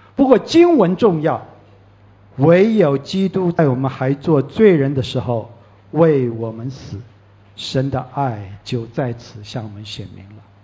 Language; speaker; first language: Chinese; early bilingual, heritage; Chinese